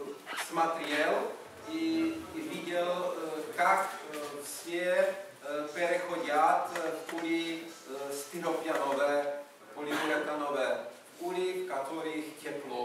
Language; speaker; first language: Russian; non-native, learner; Czech